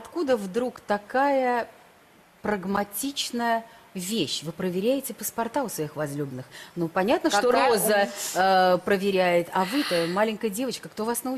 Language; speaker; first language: Russian; native; Russian